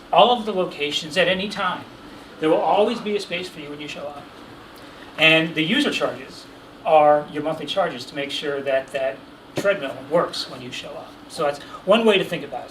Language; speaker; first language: English; native; English